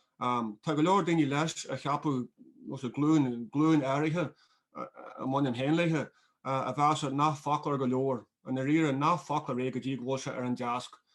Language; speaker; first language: Irish; native; Irish